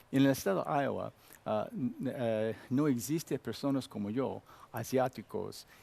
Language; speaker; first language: Spanish; non-native, learner; Korean